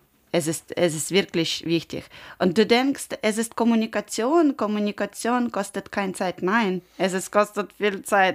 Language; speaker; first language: German; non-native, learner; Ukrainian